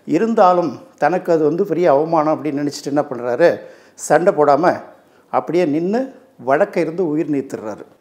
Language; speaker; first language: Tamil; native; Tamil